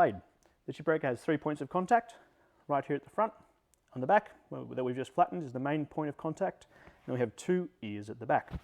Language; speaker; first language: English; native; English